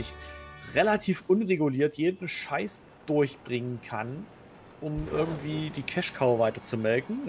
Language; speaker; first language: German; native; German